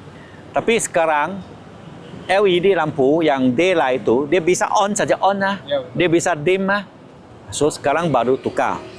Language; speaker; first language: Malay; non-native, local second language; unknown